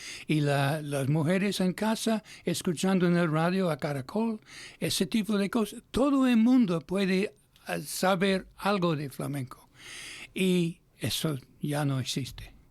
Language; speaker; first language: Spanish; non-native, fluent; English